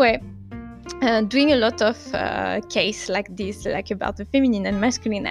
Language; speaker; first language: English; non-native, fluent; French